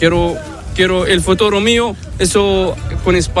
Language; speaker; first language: Spanish; non-native, learner; Arabic